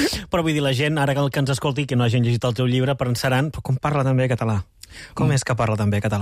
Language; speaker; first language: Catalan; native; Catalan